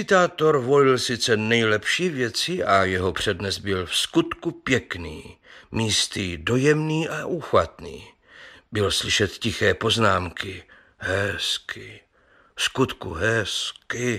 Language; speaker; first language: Czech; native; Czech